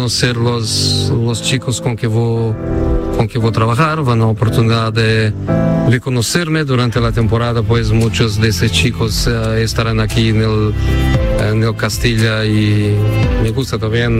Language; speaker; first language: Spanish; non-native, fluent; Portuguese